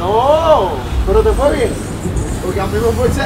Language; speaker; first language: Spanish; native; Spanish